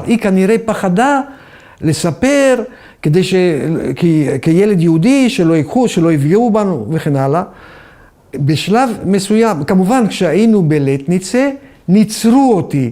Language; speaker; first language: Hebrew; early bilingual, other home language; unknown